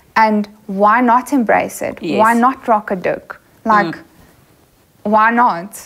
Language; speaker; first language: English; non-native, local second language; Afrikaans